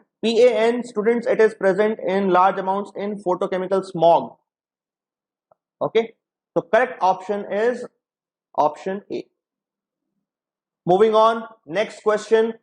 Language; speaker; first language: English; non-native, local second language; Hindi